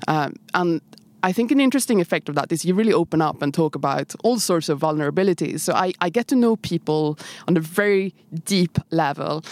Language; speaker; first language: English; non-native, fluent; Swedish